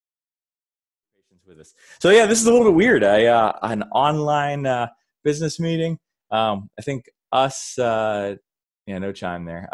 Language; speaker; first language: English; native; English